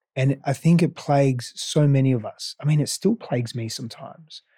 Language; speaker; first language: English; non-native, local second language; Greek